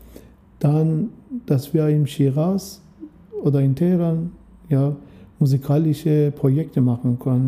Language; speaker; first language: German; non-native, learner; Persian